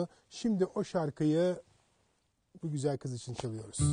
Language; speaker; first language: Turkish; native; Turkish